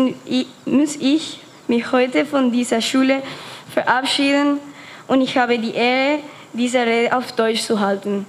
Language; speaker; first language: German; non-native, fluent; Spanish